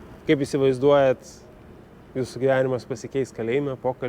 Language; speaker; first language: Lithuanian; native; Lithuanian